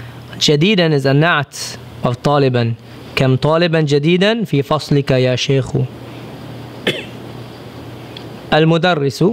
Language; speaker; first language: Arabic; non-native, fluent; English